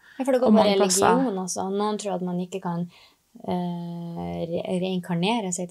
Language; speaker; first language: Norwegian; native; Norwegian